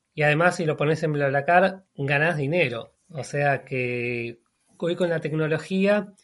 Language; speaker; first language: Spanish; native; Spanish